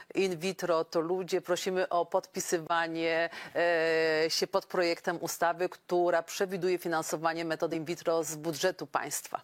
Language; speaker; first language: Polish; native; Polish